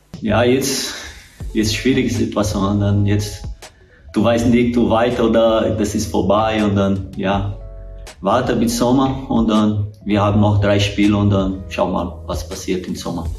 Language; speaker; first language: German; non-native, learner; Portuguese